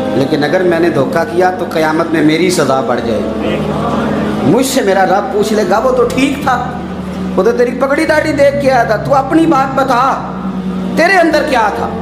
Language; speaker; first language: Urdu; non-native, local second language; Punjabi